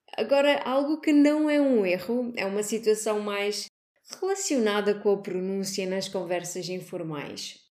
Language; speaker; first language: Portuguese; native; Portuguese